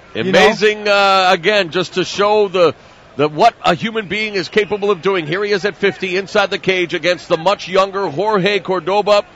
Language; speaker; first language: English; native; English